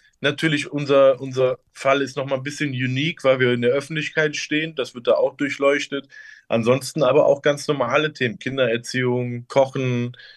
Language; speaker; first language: German; early bilingual, other home language; Turkish